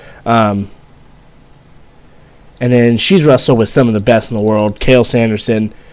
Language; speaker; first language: English; native; English